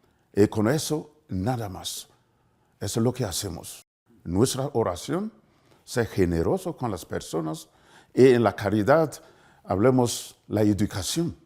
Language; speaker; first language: Spanish; non-native, fluent; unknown